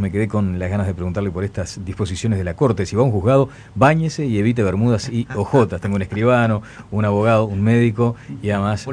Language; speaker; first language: Spanish; native; Spanish